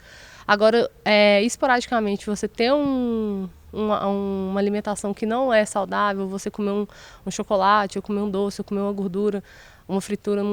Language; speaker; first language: Portuguese; native; Portuguese